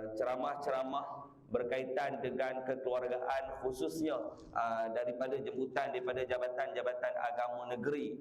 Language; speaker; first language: Malay; native; Malay